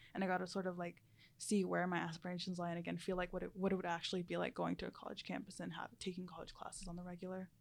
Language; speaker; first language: English; early bilingual, other home language; Spanish